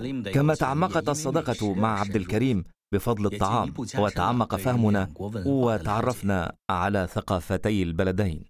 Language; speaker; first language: Arabic; native; Arabic